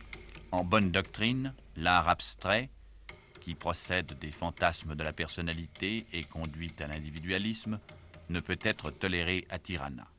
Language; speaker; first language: French; native; French